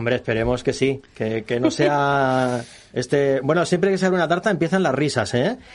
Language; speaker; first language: Spanish; native; Spanish